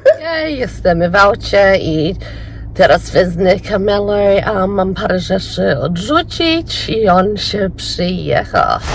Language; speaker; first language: Polish; early bilingual, heritage; Polish